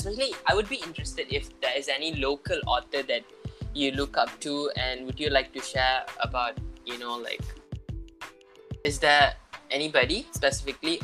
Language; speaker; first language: English; non-native, local second language; Tamil